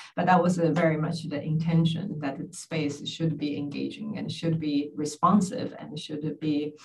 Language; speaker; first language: English; non-native, fluent; Chinese